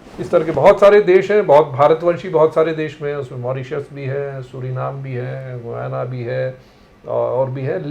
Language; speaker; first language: Hindi; native; Hindi